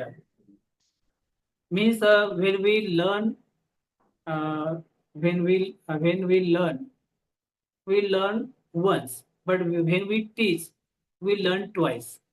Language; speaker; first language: English; non-native, local second language; Marathi